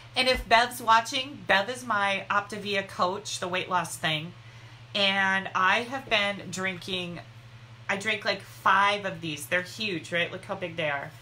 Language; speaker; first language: English; native; English